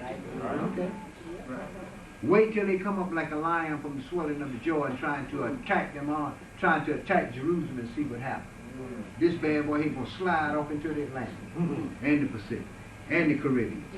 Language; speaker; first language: English; native; English